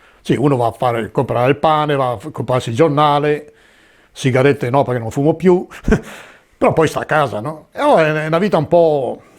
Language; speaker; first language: Italian; native; Italian